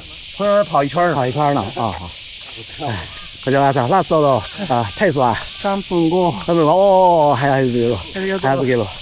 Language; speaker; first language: Chinese; native; Chinese